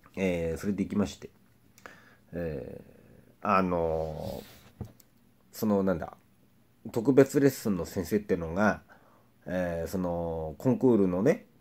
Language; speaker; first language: Japanese; native; Japanese